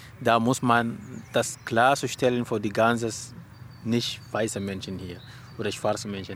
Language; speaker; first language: German; non-native, learner; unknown